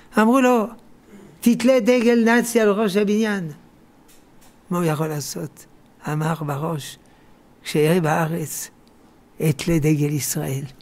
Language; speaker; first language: Hebrew; non-native, fluent; French